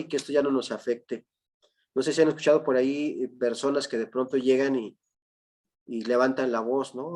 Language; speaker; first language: Spanish; native; Spanish